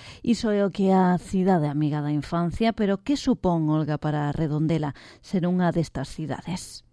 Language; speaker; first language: Galician; native; Galician